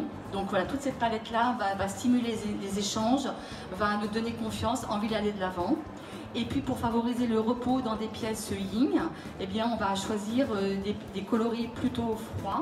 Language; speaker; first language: French; native; French